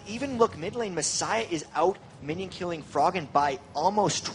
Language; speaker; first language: English; native; English